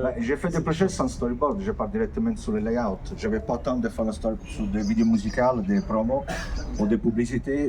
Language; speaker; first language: French; non-native, fluent; Italian